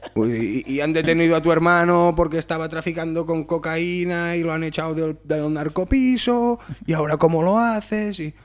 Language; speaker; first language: Spanish; non-native, local second language; Catalan